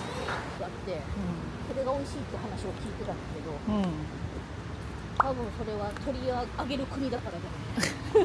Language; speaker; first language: Japanese; native; Japanese